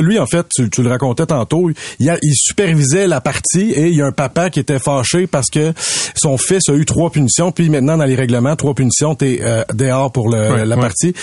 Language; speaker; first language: French; native; French